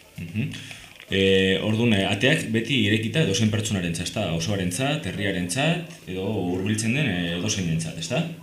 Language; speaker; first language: Basque; native; Basque